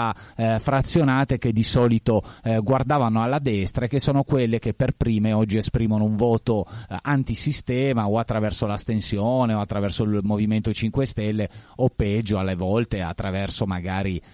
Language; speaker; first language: Italian; native; Italian